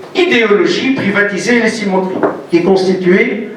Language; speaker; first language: French; non-native, local second language; Arabic